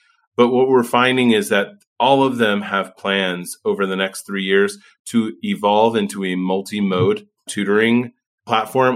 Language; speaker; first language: English; native; English